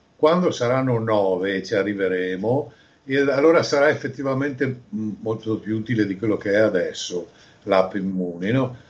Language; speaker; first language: Italian; native; Italian